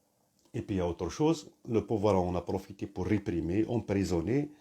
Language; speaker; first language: French; non-native, local second language; Kabyle